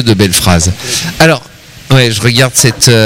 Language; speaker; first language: French; native; French